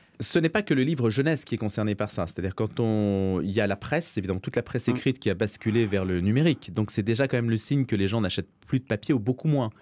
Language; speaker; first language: French; native; French